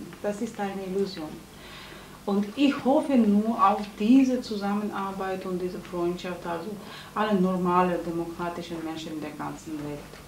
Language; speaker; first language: German; non-native, fluent; Georgian